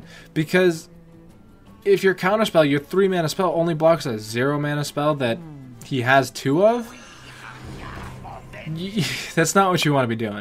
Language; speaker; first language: English; native; English